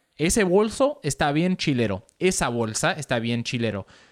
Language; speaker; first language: Spanish; early bilingual, heritage; Spanish